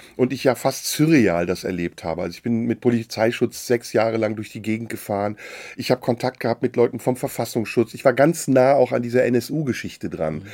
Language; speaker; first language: German; early bilingual, other home language; Turkish